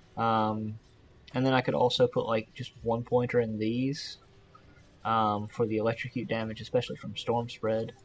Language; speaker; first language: English; native; English